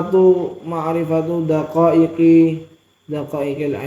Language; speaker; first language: Arabic; non-native, learner; Indonesian